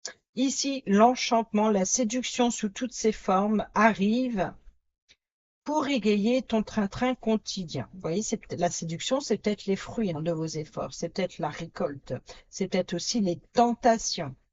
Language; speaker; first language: French; native; French